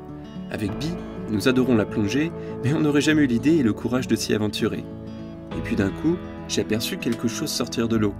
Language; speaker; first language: French; native; French